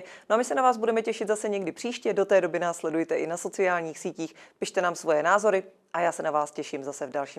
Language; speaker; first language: Czech; native; Czech